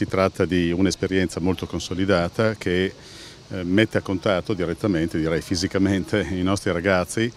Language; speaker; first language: Italian; native; Italian